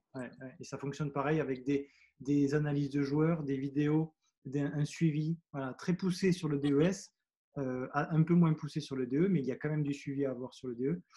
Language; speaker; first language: French; native; French